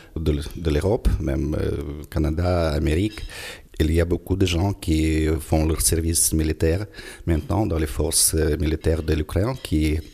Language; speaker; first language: French; non-native, fluent; Ukrainian